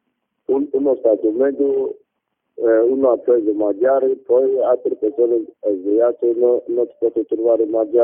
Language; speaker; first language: Italian; non-native, learner; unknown